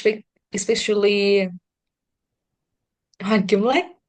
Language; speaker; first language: English; non-native, learner; Vietnamese